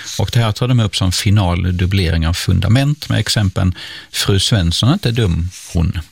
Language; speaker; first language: Swedish; native; Swedish